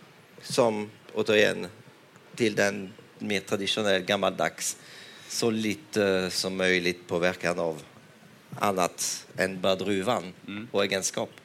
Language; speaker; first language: Swedish; non-native, fluent; French